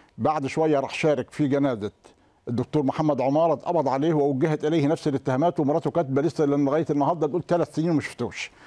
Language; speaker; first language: Egyptian Arabic; native; Egyptian Arabic